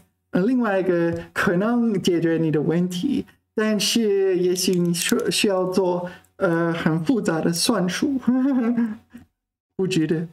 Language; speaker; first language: Chinese; non-native, fluent; English